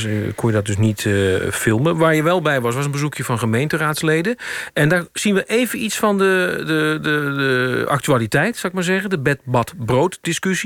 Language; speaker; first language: Dutch; native; Dutch